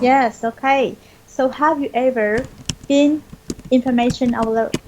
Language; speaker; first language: English; non-native, fluent; Vietnamese